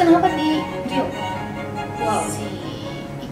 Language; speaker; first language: Indonesian; native; Indonesian